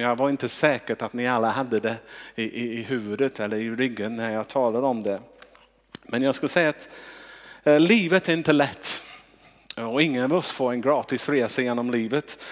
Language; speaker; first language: Swedish; non-native, fluent; English